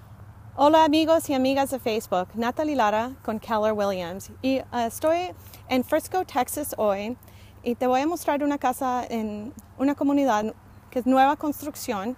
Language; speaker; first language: Spanish; early bilingual, heritage; Spanish